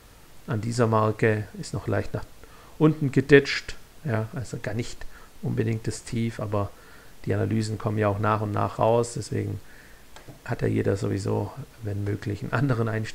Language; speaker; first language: German; native; German